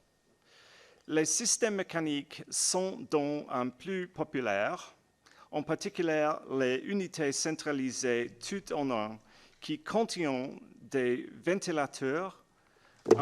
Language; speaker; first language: French; non-native, learner; English